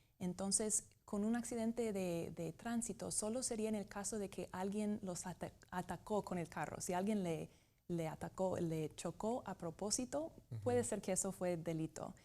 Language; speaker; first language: Spanish; non-native, fluent; English